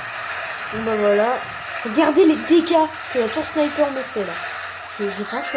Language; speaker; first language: French; native; French